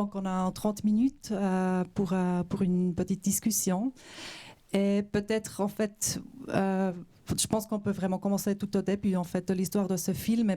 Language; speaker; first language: French; non-native, local second language; German